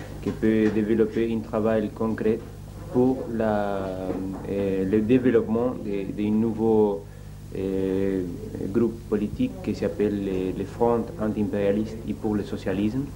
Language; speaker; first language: French; non-native, learner; Spanish